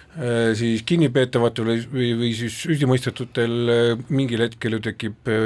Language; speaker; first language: Estonian; native; Estonian